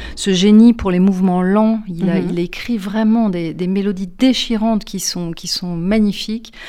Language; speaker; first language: French; native; French